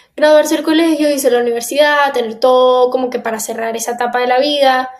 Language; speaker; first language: Spanish; native; Spanish